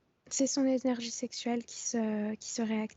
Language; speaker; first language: French; native; French